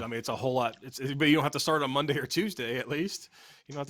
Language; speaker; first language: English; native; English